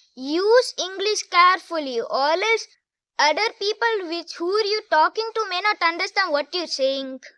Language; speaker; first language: English; non-native, local second language; Hindi